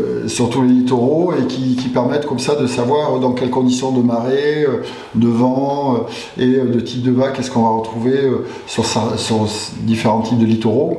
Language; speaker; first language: French; native; French